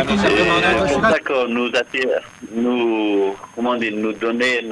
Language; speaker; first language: French; non-native, fluent; Persian